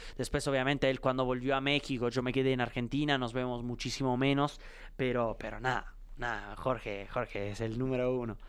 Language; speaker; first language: Spanish; non-native, fluent; Italian